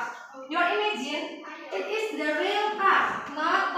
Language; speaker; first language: English; non-native, learner; Indonesian